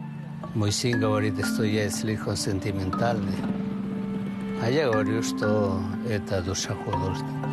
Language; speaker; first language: Russian; non-native, fluent; Chinese